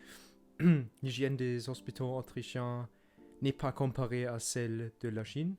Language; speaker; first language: French; non-native, learner; German